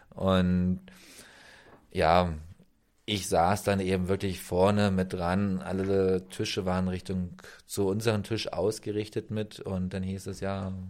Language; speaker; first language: German; native; German